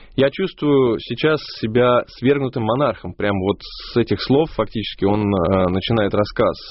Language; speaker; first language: Russian; native; Russian